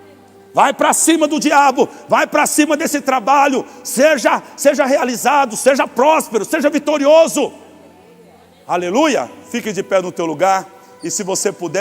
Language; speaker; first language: Portuguese; native; Portuguese